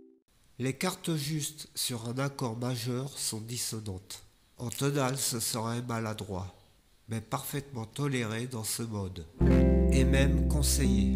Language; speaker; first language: French; native; French